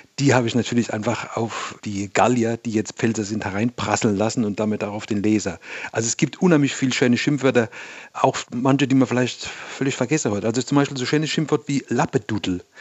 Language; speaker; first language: German; native; German